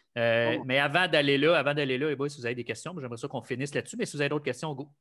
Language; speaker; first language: French; native; French